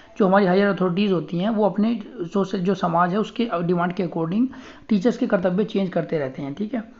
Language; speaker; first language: Hindi; native; Hindi